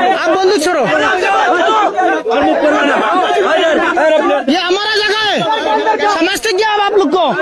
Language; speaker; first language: Hindi; non-native, learner; Bangla